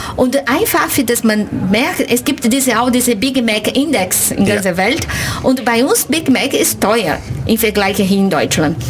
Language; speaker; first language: German; non-native, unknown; Portuguese